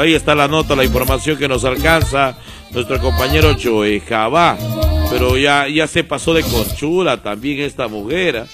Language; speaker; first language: Spanish; native; Spanish